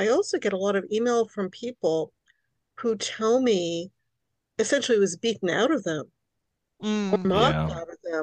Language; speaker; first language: English; early bilingual, other home language; Hungarian